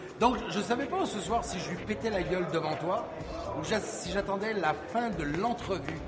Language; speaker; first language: French; native; French